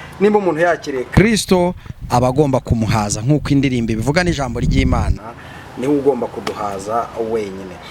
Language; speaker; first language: Kinyarwanda; native; Kinyarwanda